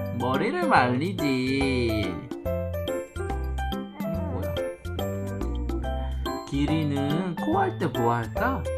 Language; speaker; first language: Korean; native; Korean